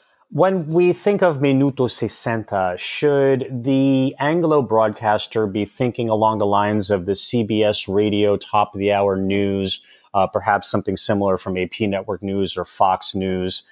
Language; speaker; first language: English; native; English